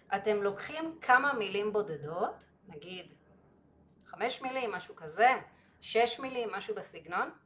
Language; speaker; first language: Hebrew; native; Hebrew